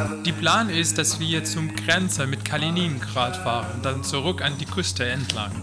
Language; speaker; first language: German; non-native, learner; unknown